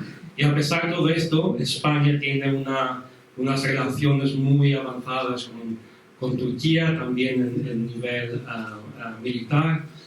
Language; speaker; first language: Spanish; non-native, fluent; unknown